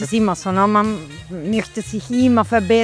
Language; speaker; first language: German; non-native, learner; Spanish